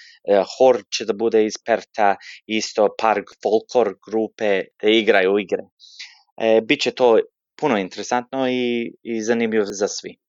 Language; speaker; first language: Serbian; early bilingual, heritage; Serbian